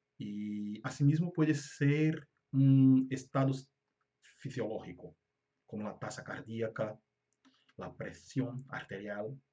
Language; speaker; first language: Spanish; non-native, fluent; Portuguese